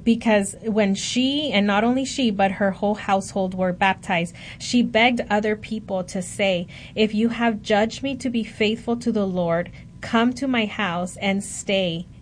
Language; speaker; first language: English; early bilingual, other home language; Spanish